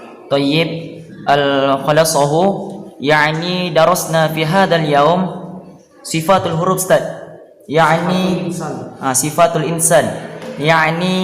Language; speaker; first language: Arabic; non-native, learner; Indonesian